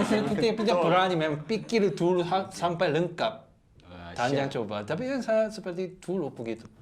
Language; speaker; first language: Indonesian; non-native, learner; Korean